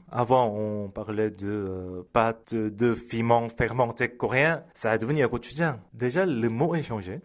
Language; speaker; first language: French; early bilingual, other home language; Korean